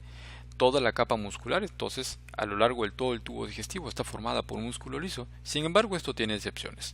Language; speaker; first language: Spanish; native; Spanish